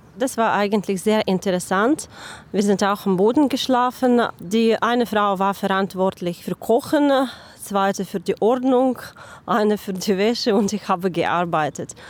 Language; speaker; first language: German; non-native, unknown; Ukrainian